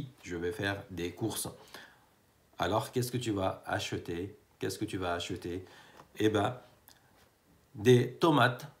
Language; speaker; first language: French; non-native, fluent; Arabic